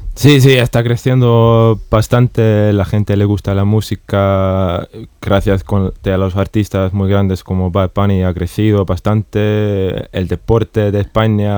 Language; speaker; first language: Spanish; non-native, fluent; Estonian